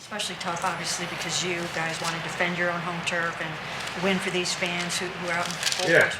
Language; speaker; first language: English; native; English